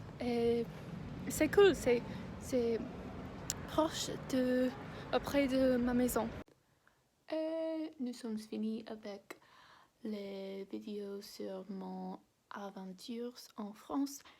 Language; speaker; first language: French; non-native, learner; English